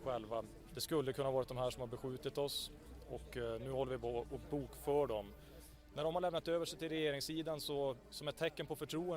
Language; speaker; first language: Swedish; native; Swedish